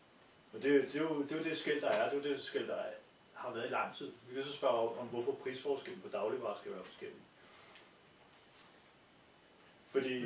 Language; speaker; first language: Danish; native; Danish